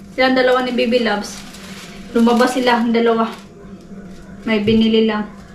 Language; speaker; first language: Filipino; non-native, local second language; Cebuano